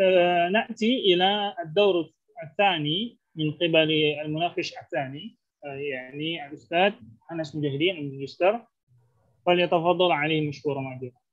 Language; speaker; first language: Arabic; non-native, fluent; Indonesian